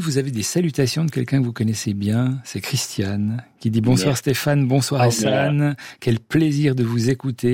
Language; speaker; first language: French; native; French